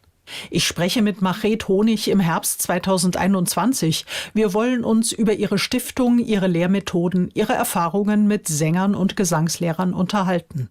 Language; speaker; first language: German; native; German